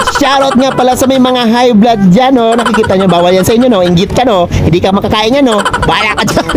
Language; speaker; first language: Filipino; non-native, local second language; Bikol